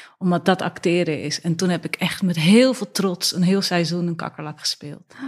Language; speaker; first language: Dutch; early bilingual, other home language; Persian